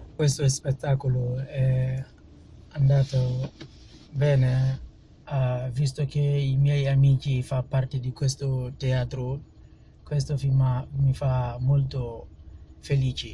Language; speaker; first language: Italian; non-native, learner; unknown